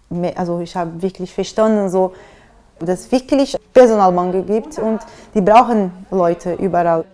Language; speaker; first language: German; non-native, fluent; Portuguese